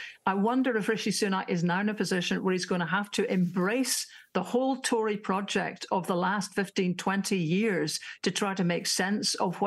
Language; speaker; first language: English; native; English